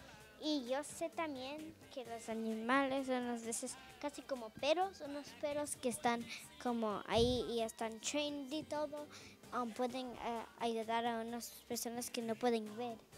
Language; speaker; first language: Spanish; early bilingual, heritage; Spanish